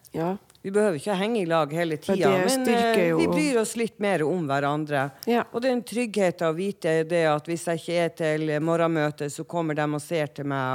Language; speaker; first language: Norwegian; native; Norwegian